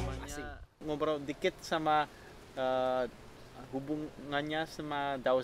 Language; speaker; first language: Indonesian; non-native, fluent; Dutch